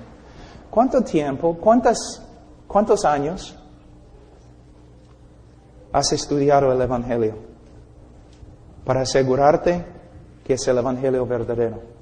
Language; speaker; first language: Spanish; non-native, fluent; English